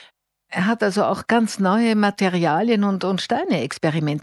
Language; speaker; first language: German; native; German